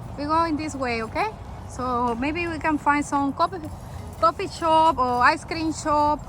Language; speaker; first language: English; non-native, fluent; Spanish